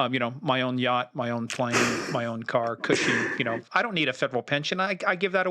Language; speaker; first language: English; native; English